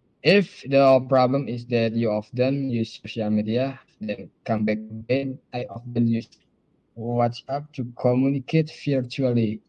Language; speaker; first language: English; non-native, learner; Indonesian